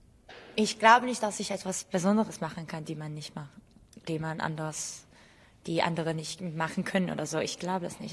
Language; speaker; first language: German; non-native, fluent; Georgian